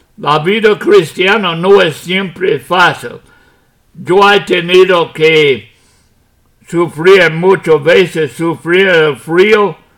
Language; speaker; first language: Spanish; non-native, fluent; English